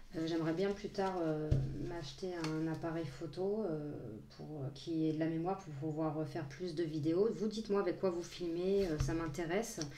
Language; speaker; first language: French; native; French